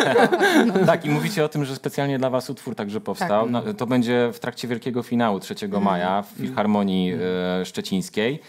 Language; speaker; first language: Polish; native; Polish